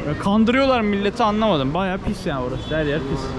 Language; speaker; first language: Turkish; native; Turkish